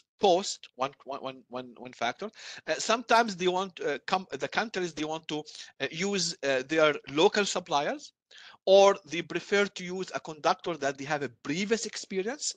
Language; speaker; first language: English; non-native, fluent; Arabic